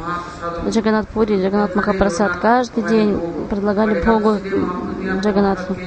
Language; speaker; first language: Russian; non-native, fluent; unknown